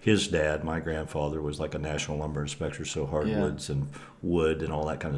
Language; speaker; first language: English; native; English